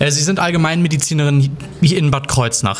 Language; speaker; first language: German; native; German